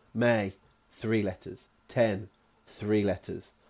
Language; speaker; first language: English; native; English